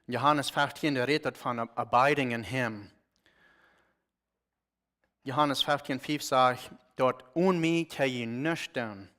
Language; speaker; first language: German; non-native, learner; Plautdietsch